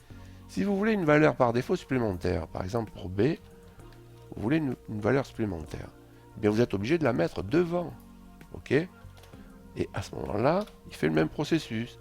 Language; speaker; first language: French; native; French